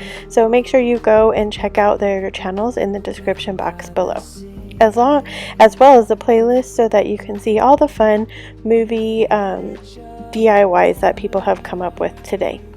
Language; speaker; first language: English; native; English